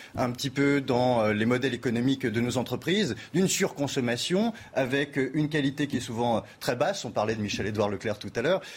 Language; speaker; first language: French; native; French